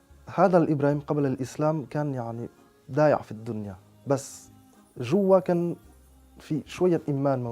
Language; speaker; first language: Arabic; non-native, fluent; French